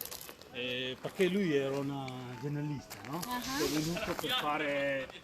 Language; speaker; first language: Italian; non-native, learner; Urdu